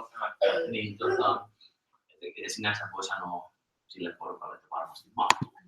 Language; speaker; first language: Finnish; native; Finnish